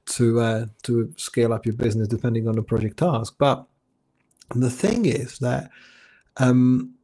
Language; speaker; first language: English; non-native, fluent; Czech